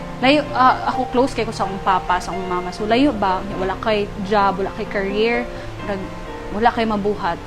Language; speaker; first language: Cebuano; native; Cebuano